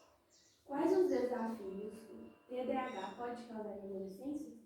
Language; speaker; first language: Portuguese; native; Portuguese